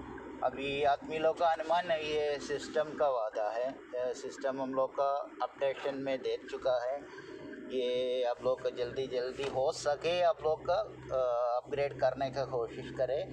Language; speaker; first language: Hindi; non-native, local second language; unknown